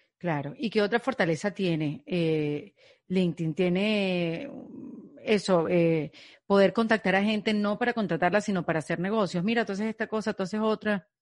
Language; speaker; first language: Spanish; native; Spanish